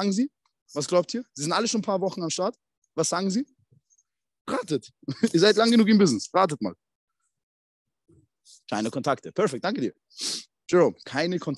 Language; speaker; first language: German; native; German